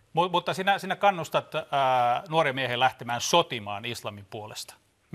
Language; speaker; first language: Finnish; native; Finnish